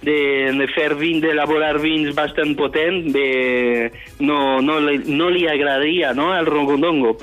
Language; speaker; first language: Catalan; non-native, fluent; French